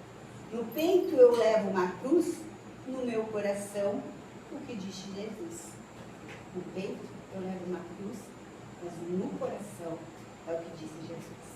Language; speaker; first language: Portuguese; native; Portuguese